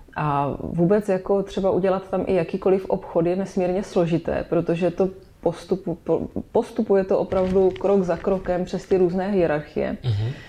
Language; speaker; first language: Czech; native; Czech